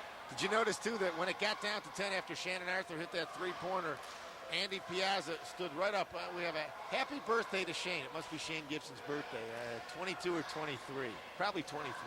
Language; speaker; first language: English; native; English